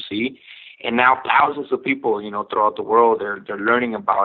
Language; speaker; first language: English; non-native, fluent; Spanish